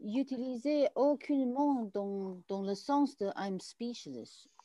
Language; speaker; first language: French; non-native, learner; Chinese